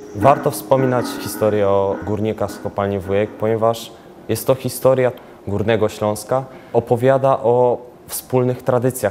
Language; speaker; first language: Polish; native; Polish